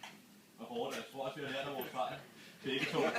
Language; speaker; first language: Danish; native; Danish